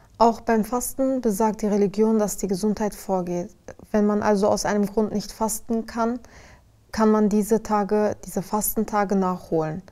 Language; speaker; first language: German; early bilingual, other home language; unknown